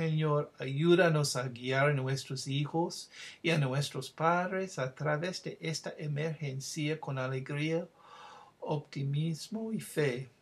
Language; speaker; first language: Spanish; non-native, fluent; English